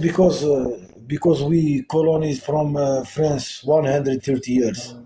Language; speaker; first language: English; non-native, local second language; Arabic